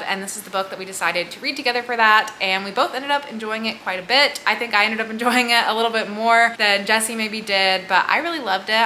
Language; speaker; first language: English; native; English